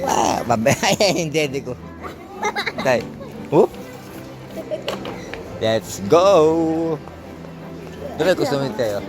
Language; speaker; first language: Italian; non-native, learner; Filipino